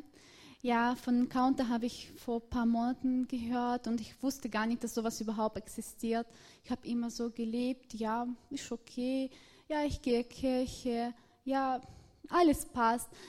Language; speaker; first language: German; non-native, fluent; Russian